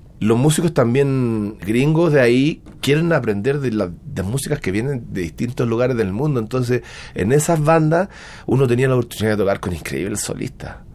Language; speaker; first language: Spanish; native; Spanish